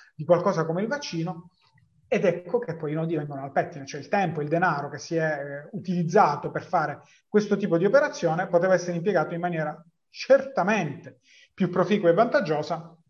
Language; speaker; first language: Italian; native; Italian